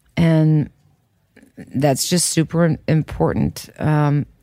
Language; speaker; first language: English; native; English